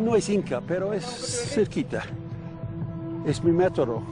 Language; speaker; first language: Spanish; non-native, learner; English